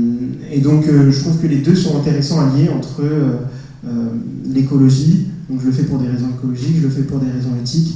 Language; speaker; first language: French; native; French